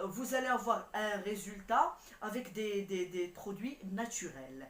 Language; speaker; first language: French; non-native, local second language; Arabic